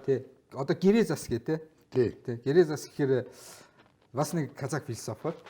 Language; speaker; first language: Mongolian; non-native, local second language; Kazakh